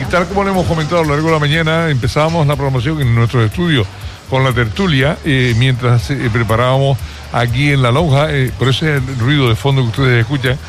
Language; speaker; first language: Spanish; native; Spanish